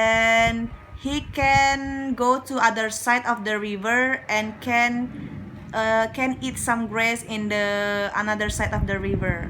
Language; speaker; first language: English; non-native, learner; Indonesian